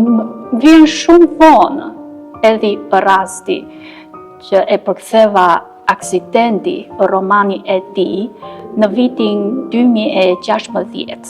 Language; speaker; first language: Albanian; non-native, fluent; Chinese